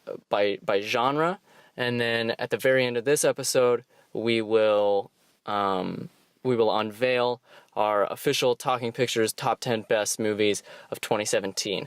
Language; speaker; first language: English; native; English